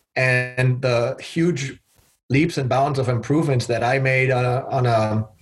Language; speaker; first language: English; non-native, fluent; German